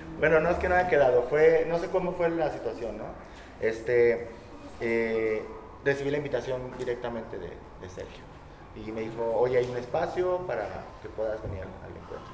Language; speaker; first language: Spanish; native; Spanish